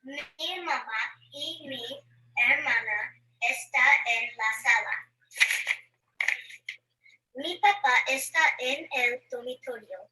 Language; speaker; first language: Spanish; non-native, learner; English